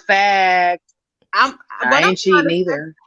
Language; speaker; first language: English; native; English